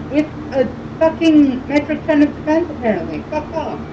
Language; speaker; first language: English; native; English